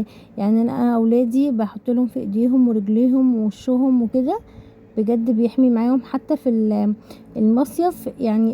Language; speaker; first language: Arabic; native; Arabic